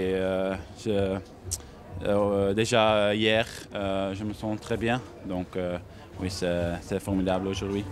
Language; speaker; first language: French; non-native, local second language; Dutch